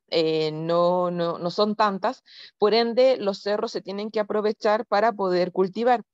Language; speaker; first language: Spanish; native; Spanish